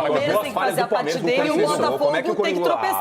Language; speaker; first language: Portuguese; native; Portuguese